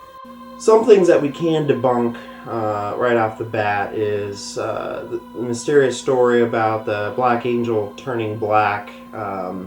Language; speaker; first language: English; native; English